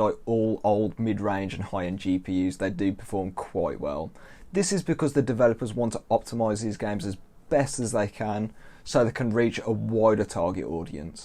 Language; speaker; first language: English; native; English